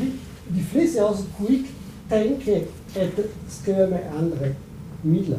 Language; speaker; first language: Danish; non-native, fluent; Italian